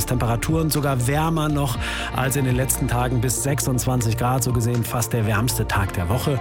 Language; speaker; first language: German; native; German